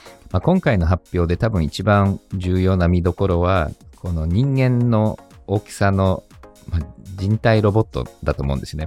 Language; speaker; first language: Japanese; early bilingual, heritage; Japanese